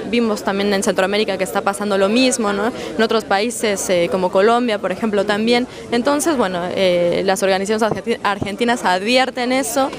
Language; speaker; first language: Spanish; native; Spanish